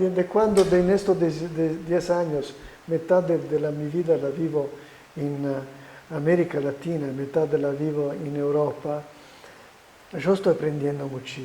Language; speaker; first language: Spanish; non-native, fluent; Italian